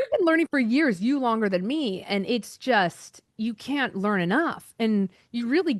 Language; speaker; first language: English; native; English